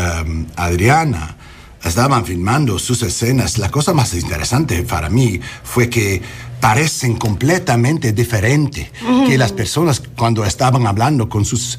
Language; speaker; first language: Spanish; non-native, learner; English